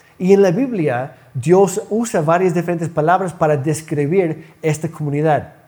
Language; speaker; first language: Spanish; non-native, fluent; English